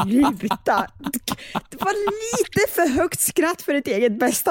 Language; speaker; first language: Swedish; native; Swedish